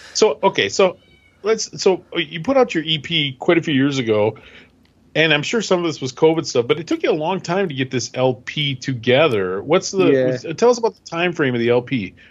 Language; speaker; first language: English; native; English